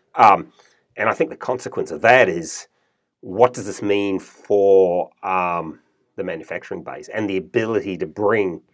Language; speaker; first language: English; native; English